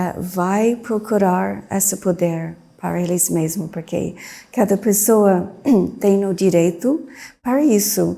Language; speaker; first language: Portuguese; non-native, fluent; English